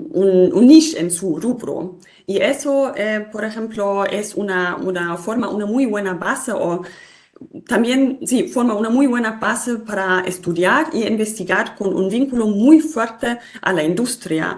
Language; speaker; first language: Spanish; non-native, fluent; German